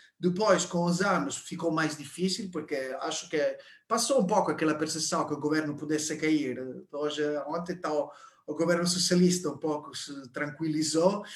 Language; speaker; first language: Portuguese; non-native, fluent; Italian